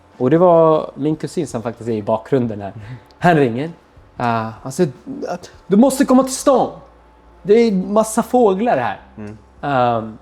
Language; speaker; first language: Swedish; non-native, fluent; Arabic